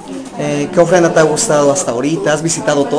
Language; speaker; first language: Spanish; native; Spanish